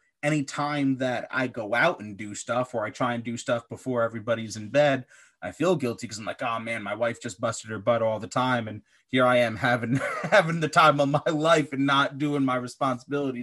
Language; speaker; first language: English; native; English